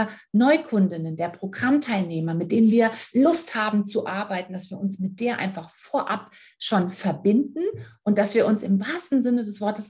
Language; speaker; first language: German; native; German